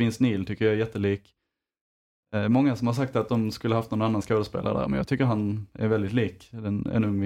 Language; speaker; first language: Swedish; native; Swedish